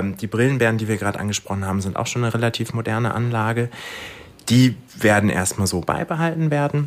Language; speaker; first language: German; native; German